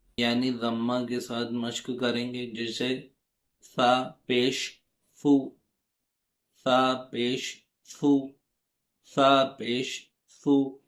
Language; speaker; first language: Urdu; native; Urdu